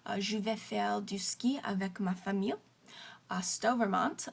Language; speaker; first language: French; non-native, learner; English